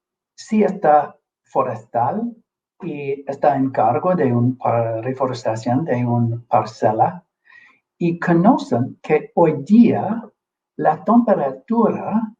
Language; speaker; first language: Spanish; non-native, fluent; English